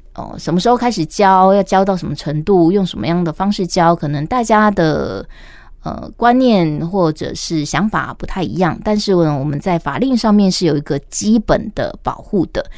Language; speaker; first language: Chinese; native; Chinese